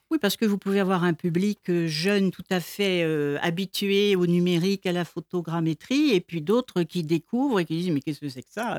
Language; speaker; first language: French; native; French